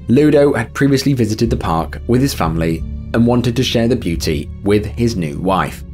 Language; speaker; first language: English; native; English